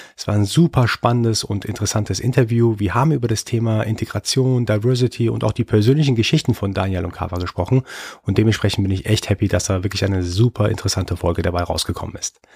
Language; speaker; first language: German; early bilingual, other home language; Persian